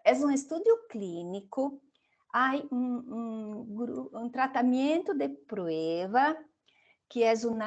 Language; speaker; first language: Spanish; non-native, fluent; Portuguese